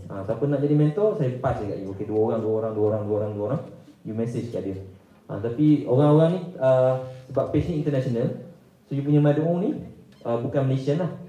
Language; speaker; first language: Malay; native; Malay